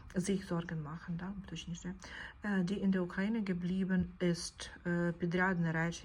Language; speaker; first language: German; non-native, fluent; Ukrainian